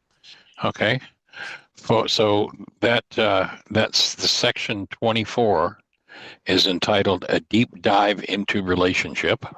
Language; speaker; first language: English; native; English